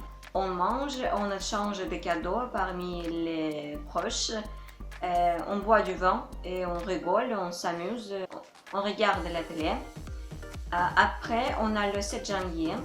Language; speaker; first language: French; non-native, fluent; Russian